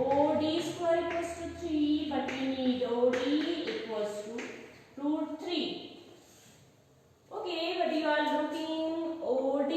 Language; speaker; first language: English; non-native, local second language; Hindi